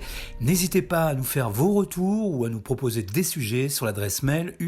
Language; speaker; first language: French; native; French